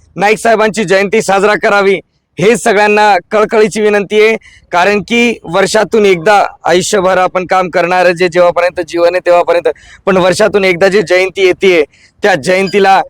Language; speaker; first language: Marathi; non-native, local second language; Lambadi